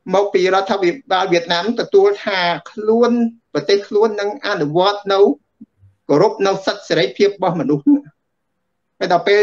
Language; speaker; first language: Khmer; native; Khmer